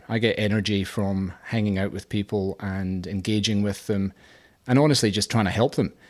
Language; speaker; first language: English; native; English